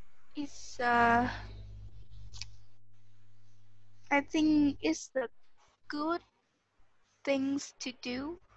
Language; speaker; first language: English; non-native, learner; Vietnamese